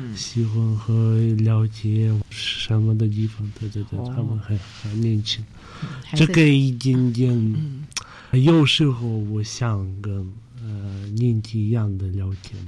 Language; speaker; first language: Chinese; non-native, fluent; Russian